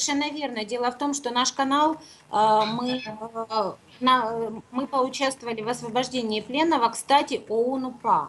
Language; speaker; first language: Russian; native; Russian